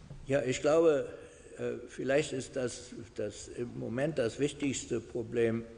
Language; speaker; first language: German; non-native, fluent; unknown